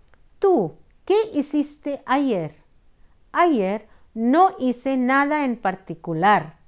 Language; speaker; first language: Spanish; non-native, fluent; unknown